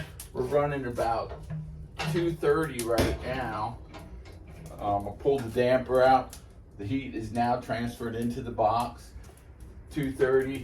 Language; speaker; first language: English; native; English